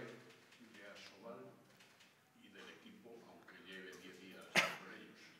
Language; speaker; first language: Spanish; native; Spanish